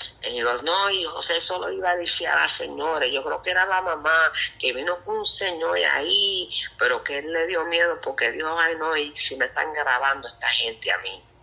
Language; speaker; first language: Spanish; early bilingual, heritage; Spanish